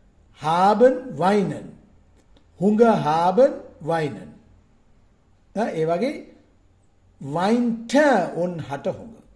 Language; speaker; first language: German; non-native, fluent; Sinhala